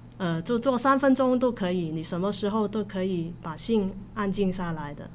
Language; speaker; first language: Chinese; non-native, local second language; Cantonese